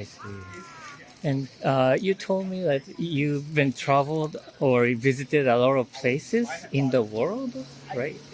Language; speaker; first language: English; non-native, fluent; Japanese